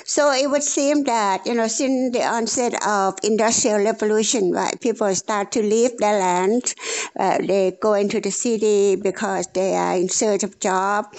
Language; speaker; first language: English; non-native, fluent; Thai